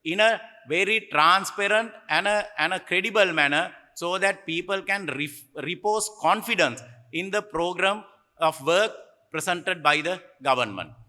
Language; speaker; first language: English; non-native, local second language; Sinhala